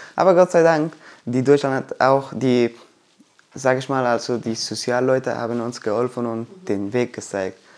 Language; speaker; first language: German; non-native, learner; Persian